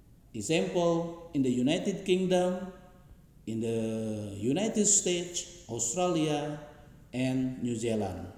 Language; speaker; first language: English; non-native, learner; Indonesian